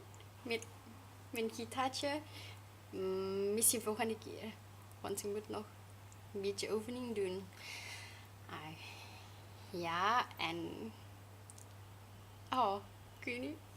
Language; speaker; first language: Dutch; non-native, fluent; Thai